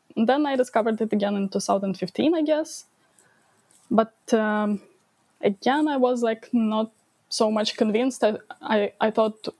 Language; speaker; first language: English; non-native, fluent; Ukrainian